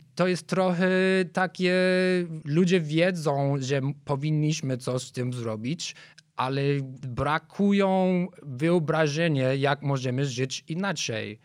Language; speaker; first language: Polish; non-native, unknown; English